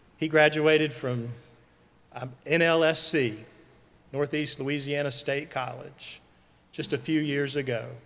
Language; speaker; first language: English; native; English